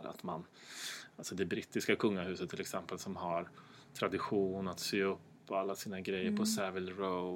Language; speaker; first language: Swedish; native; Swedish